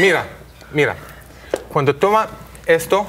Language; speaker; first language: Spanish; non-native, learner; Hebrew